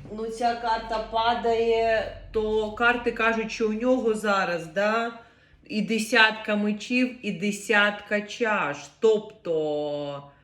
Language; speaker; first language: Ukrainian; non-native, local second language; Russian